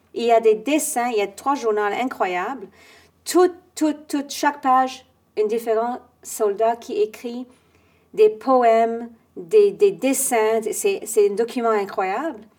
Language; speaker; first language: French; non-native, fluent; English